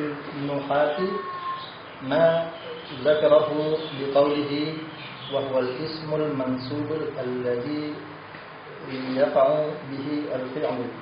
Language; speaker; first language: Arabic; non-native, learner; Indonesian